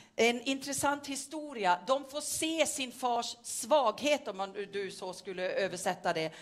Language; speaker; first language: Swedish; non-native, fluent; Norwegian